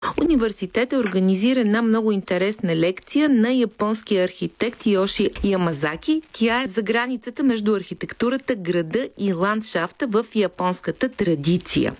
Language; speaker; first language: Bulgarian; native; Bulgarian